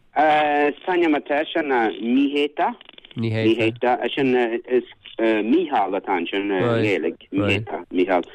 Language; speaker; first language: Irish; native; Irish